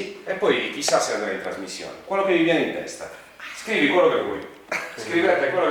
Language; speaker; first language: Italian; native; Italian